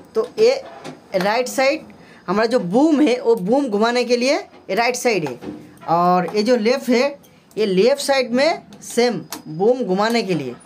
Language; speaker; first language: Hindi; non-native, local second language; Bangla